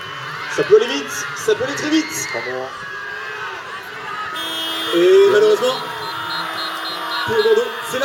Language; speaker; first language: French; native; French